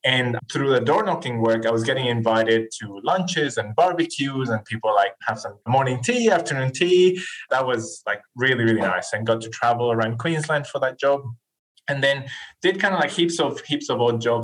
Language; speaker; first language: English; non-native, fluent; Spanish